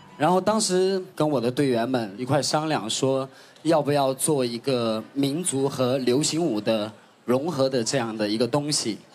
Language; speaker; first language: Chinese; non-native, local second language; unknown